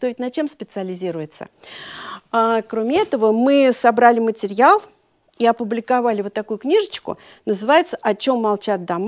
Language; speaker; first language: Russian; native; Russian